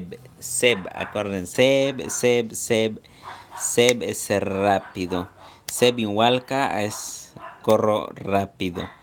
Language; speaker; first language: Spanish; non-native, local second language; Yucateco